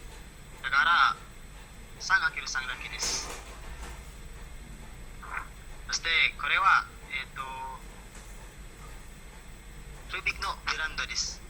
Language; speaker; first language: Japanese; non-native, learner; Indonesian